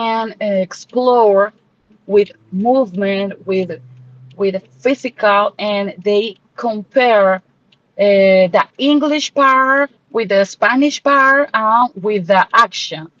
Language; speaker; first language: English; non-native, learner; Spanish